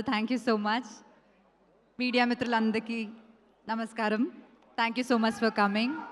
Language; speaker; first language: Telugu; non-native, local second language; Malayalam